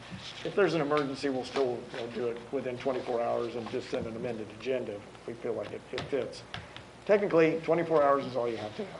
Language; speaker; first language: English; native; English